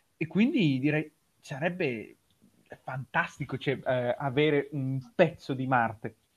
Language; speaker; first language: Italian; native; Italian